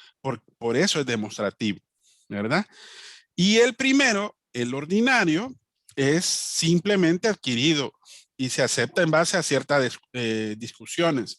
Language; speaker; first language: Spanish; native; Spanish